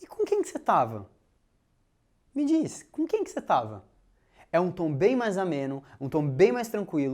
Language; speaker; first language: Portuguese; native; Portuguese